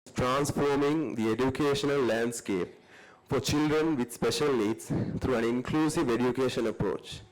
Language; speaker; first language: English; non-native, local second language; Sinhala